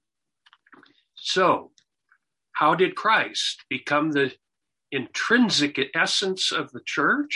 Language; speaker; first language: English; native; English